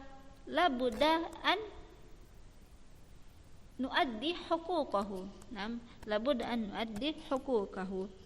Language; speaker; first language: Arabic; non-native, fluent; Indonesian